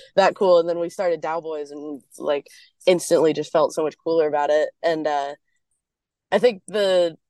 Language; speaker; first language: English; native; English